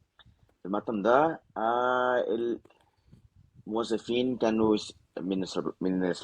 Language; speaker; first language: Arabic; non-native, learner; Spanish